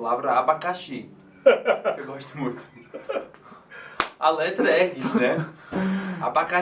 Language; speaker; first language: Portuguese; non-native, fluent; English